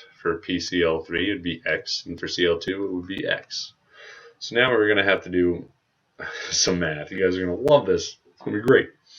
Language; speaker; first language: English; native; English